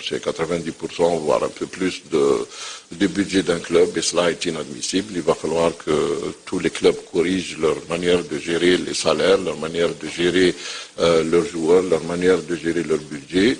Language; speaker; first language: French; non-native, local second language; Arabic